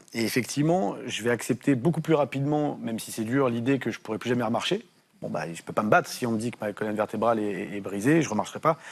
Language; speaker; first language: French; native; French